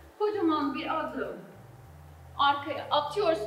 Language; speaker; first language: Turkish; non-native, fluent; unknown